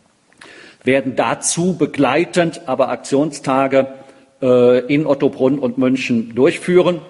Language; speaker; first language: German; native; German